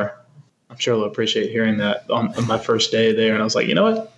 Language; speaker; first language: English; native; English